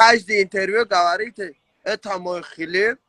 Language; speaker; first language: Russian; non-native, learner; Persian